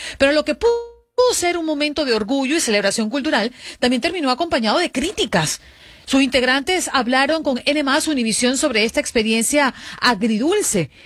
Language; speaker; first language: Spanish; native; Spanish